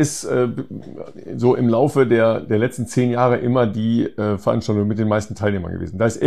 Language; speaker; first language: German; native; German